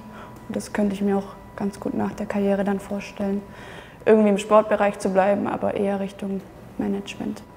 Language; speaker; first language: German; native; German